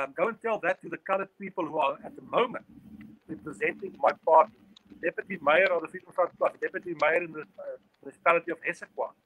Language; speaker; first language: English; non-native, local second language; Afrikaans